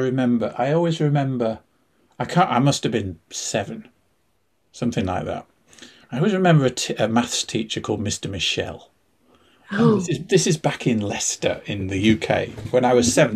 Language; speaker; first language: English; native; English